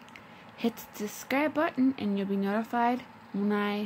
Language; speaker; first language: English; native; English